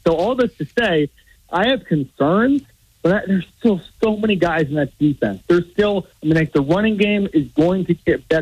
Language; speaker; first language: English; native; English